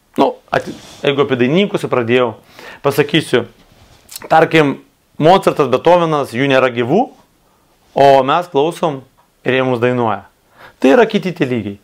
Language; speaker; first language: Lithuanian; non-native, local second language; Russian